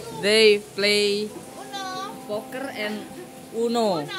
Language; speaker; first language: English; non-native, learner; Indonesian